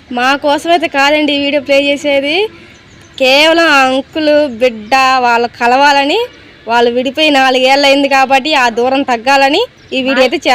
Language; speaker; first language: Telugu; native; Telugu